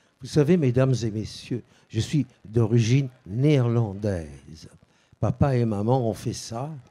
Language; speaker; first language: French; early bilingual, other home language; Dutch